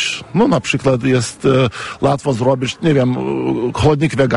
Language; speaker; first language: Polish; non-native, fluent; Lithuanian